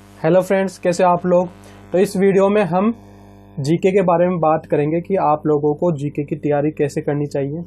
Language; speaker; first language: Hindi; native; Hindi